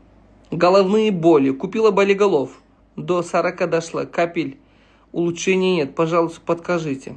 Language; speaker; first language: Russian; non-native, local second language; Uzbek